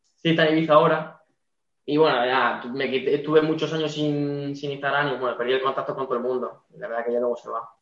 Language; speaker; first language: Spanish; native; Spanish